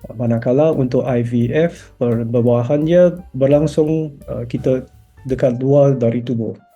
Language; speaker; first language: Malay; non-native, local second language; Chinese